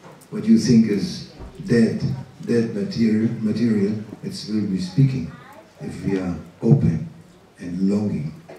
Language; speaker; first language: English; non-native, fluent; German